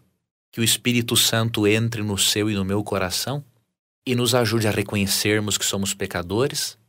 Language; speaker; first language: Portuguese; native; Portuguese